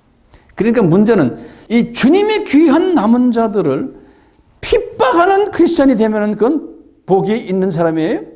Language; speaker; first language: Korean; native; Korean